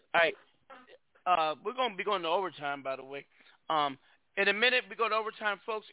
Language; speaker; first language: English; native; English